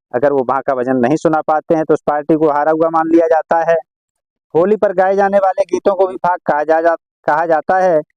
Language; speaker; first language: Hindi; native; Hindi